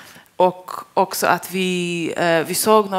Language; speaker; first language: Swedish; non-native, fluent; Polish